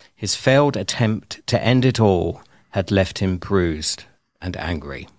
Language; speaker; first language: English; native; English